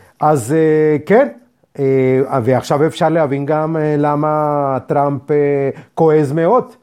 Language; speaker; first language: Hebrew; non-native, fluent; English